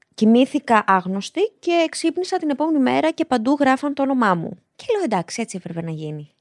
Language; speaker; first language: Greek; early bilingual, other home language; Albanian